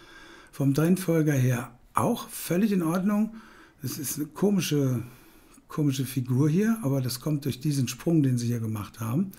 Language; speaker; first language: German; native; German